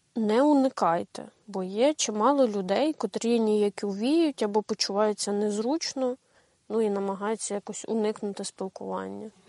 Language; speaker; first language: Ukrainian; native; Ukrainian